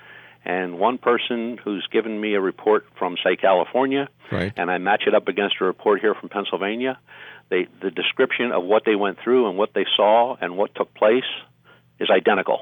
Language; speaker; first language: English; native; English